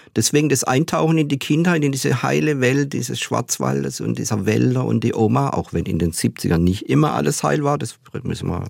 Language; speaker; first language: German; native; German